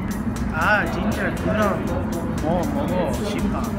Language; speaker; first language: Korean; non-native, learner; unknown